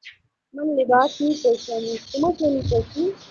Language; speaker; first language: Persian; non-native, learner; Urdu